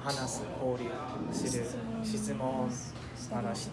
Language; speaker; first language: Japanese; non-native, fluent; Chinese